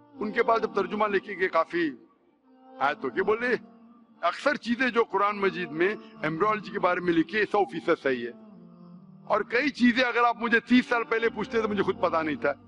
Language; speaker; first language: Hindi; non-native, local second language; Konkani